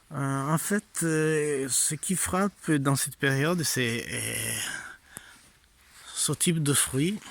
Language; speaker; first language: French; non-native, fluent; Italian